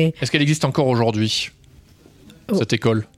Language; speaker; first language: French; native; French